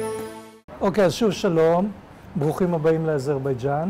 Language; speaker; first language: Hebrew; native; Hebrew